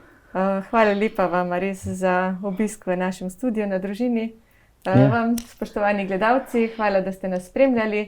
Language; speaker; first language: Slovenian; native; Slovenian